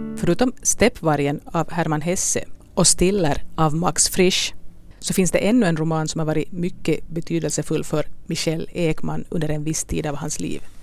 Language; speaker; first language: Swedish; native; Swedish